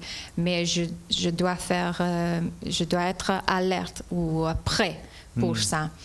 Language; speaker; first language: French; non-native, fluent; English